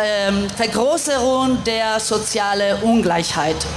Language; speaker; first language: German; non-native, fluent; Spanish